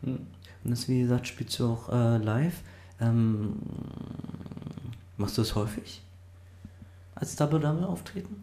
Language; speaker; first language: German; native; German